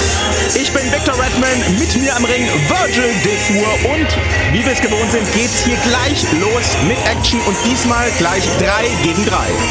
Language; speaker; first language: German; native; German